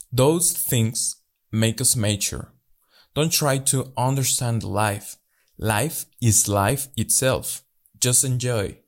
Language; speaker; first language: English; non-native, learner; Spanish